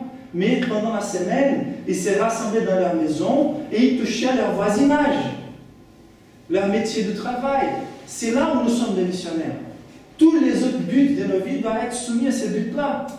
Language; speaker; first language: French; non-native, fluent; Portuguese